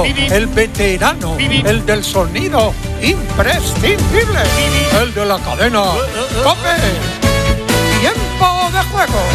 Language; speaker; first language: Spanish; native; Spanish